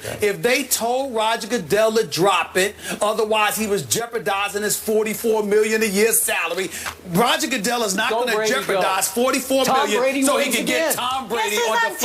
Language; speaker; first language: English; native; English